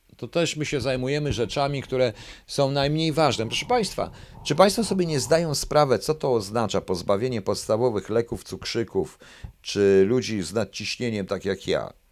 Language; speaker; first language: Polish; native; Polish